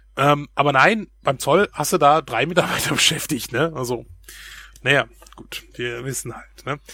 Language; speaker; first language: German; native; German